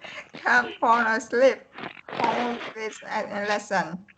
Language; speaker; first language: English; non-native, learner; Vietnamese